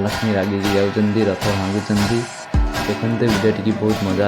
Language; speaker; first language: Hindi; non-native, local second language; Odia